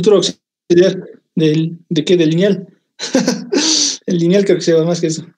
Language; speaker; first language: Spanish; native; Spanish